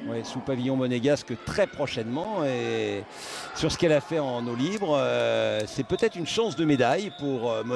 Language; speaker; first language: French; native; French